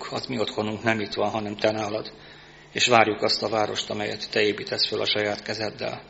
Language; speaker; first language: Hungarian; native; Hungarian